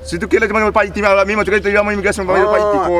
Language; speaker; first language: Spanish; native; Spanish